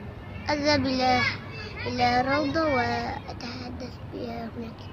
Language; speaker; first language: Arabic; non-native, learner; French